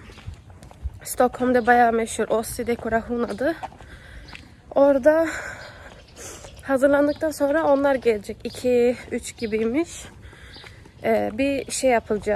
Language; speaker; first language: Turkish; early bilingual, heritage; Turkish